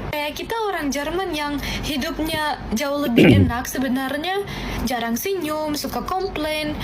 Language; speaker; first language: Indonesian; non-native, fluent; German